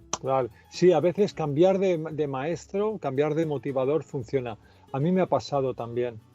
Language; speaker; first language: Spanish; native; Spanish